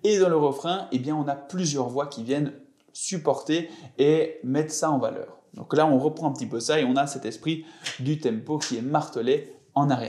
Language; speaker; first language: French; native; French